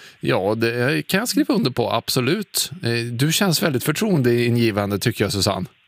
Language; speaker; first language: Swedish; native; Swedish